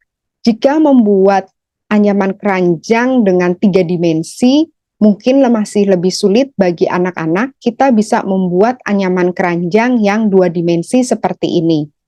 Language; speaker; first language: Indonesian; native; Indonesian